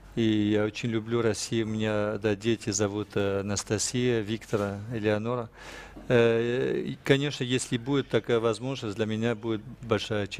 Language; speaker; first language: Russian; non-native, fluent; French